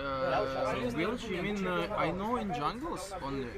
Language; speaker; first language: English; non-native, learner; Russian